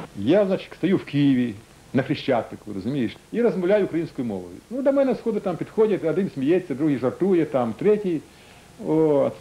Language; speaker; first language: Ukrainian; native; Ukrainian